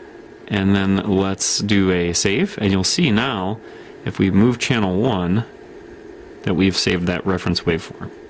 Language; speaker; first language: English; native; English